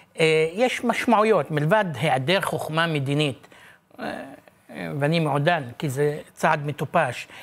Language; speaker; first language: Hebrew; non-native, local second language; Arabic